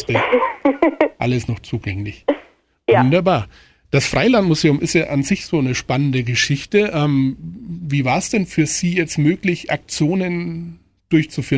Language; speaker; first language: German; native; German